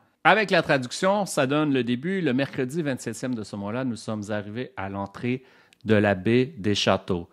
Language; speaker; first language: French; native; French